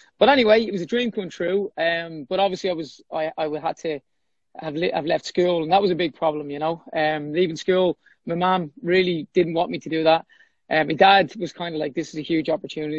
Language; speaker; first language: English; native; English